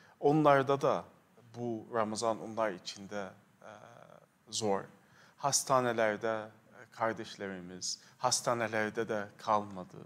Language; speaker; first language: Turkish; non-native, fluent; Arabic